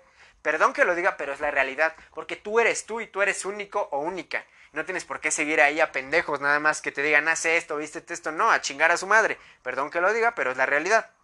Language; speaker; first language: Spanish; native; Spanish